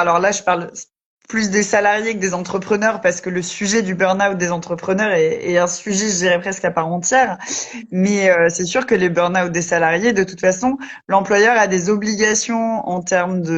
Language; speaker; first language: French; native; French